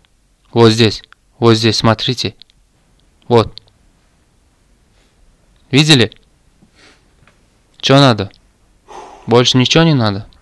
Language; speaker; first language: Russian; non-native, learner; Turkmen